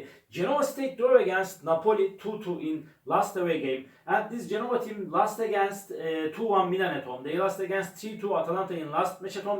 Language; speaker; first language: English; non-native, learner; Turkish